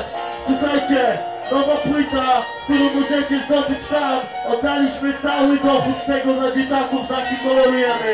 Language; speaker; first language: Polish; native; Polish